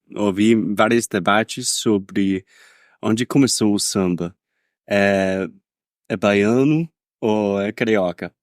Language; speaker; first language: Portuguese; non-native, fluent; English